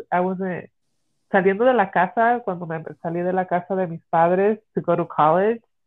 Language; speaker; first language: Spanish; early bilingual, heritage; Spanish